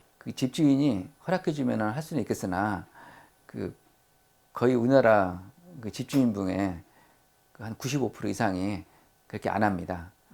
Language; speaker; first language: Korean; native; Korean